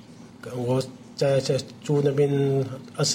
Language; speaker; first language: Chinese; non-native, learner; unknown